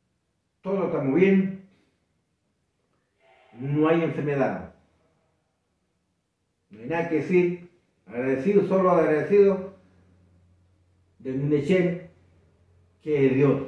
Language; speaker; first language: Spanish; non-native, local second language; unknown